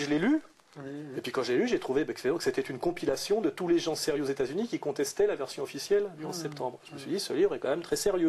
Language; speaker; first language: French; native; French